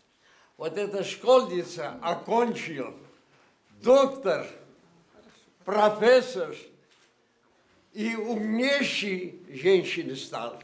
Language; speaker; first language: Russian; non-native, local second language; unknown